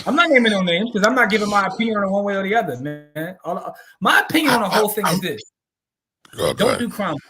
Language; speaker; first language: English; native; English